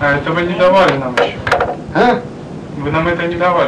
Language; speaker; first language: Russian; native; Russian